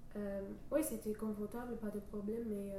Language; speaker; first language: French; non-native, fluent; English